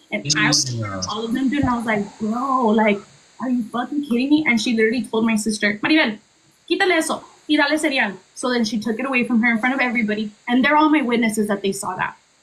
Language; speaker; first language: English; early bilingual, other home language; Spanish